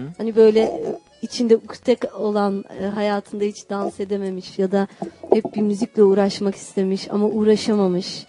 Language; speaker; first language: Turkish; non-native, local second language; Kurdish